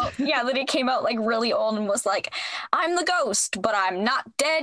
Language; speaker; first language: English; native; English